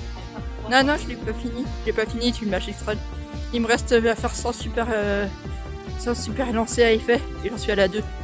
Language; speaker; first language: French; native; French